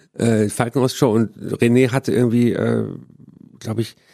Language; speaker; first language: German; native; German